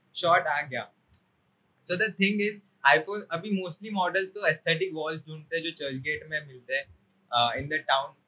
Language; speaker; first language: Hindi; non-native, local second language; Marathi